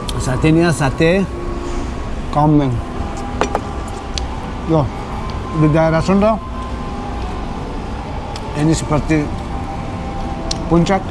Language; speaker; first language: Indonesian; non-native, fluent; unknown